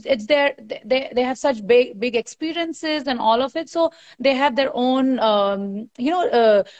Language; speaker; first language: English; non-native, local second language; Hindi